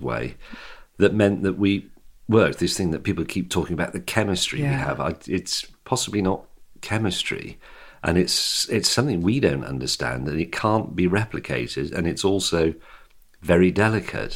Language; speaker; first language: English; native; English